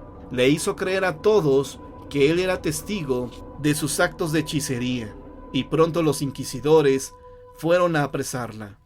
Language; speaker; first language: Spanish; native; Spanish